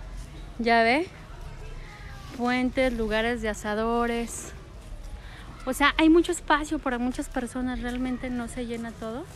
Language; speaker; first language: Spanish; native; Spanish